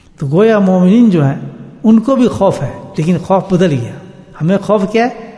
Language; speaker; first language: Urdu; non-native, local second language; Saraiki